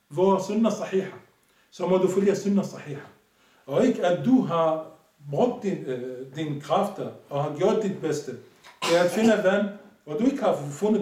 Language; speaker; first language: Danish; non-native, fluent; Arabic